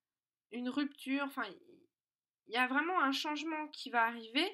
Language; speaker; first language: French; native; French